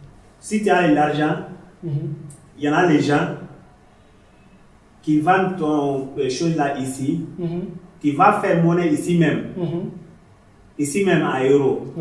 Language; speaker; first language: French; non-native, learner; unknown